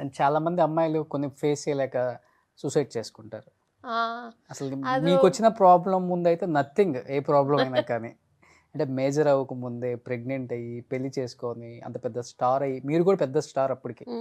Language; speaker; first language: Telugu; native; Telugu